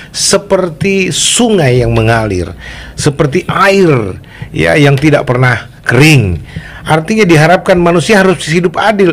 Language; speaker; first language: Indonesian; native; Indonesian